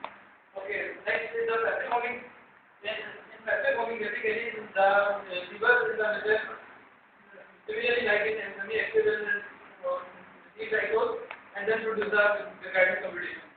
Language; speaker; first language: English; non-native, learner; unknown